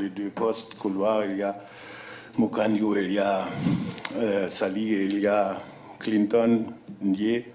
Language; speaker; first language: French; non-native, fluent; German